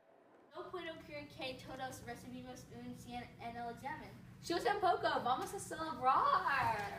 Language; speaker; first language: Spanish; non-native, learner; English